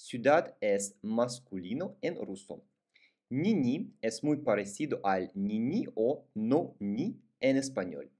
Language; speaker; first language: Spanish; non-native, fluent; Russian